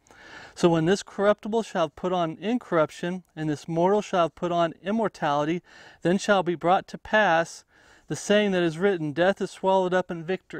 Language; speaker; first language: English; native; English